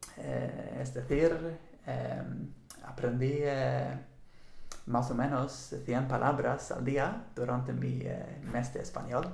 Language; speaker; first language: Spanish; non-native, learner; Swedish